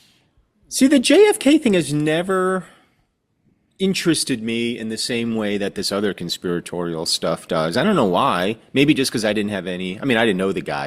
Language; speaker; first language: English; native; English